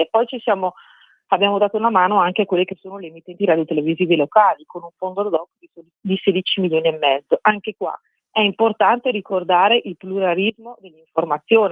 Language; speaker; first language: Italian; native; Italian